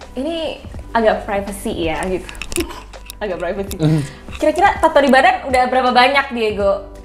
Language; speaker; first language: Indonesian; native; Indonesian